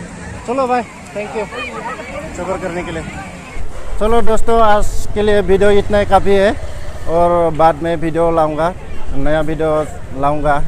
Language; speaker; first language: Hindi; non-native, local second language; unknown